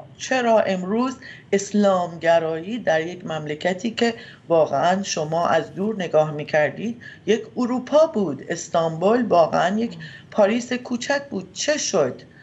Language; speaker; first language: Persian; native; Persian